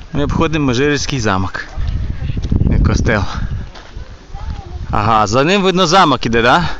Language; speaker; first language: Ukrainian; native; Ukrainian